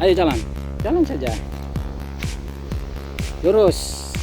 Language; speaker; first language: Malay; native; Malay